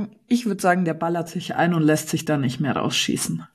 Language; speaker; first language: German; native; German